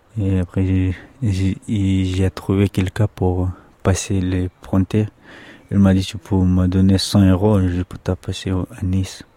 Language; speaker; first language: French; non-native, learner; Pashto